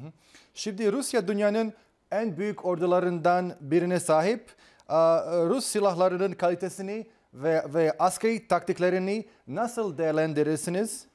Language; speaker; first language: Turkish; non-native, fluent; Bosnian